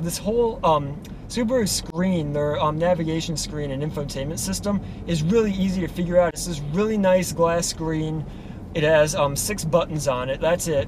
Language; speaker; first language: English; native; English